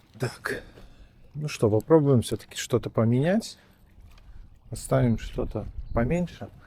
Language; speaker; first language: Russian; native; Russian